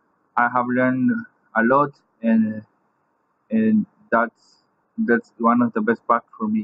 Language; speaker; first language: English; non-native, fluent; Spanish